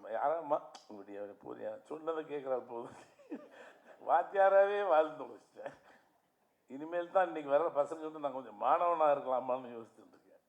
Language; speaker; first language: Tamil; native; Tamil